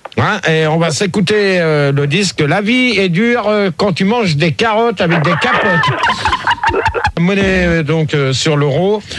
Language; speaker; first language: French; native; French